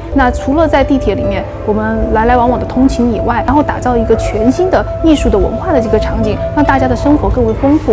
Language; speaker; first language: Chinese; native; Chinese